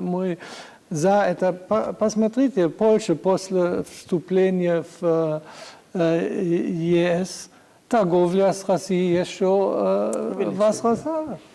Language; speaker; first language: Russian; non-native, learner; German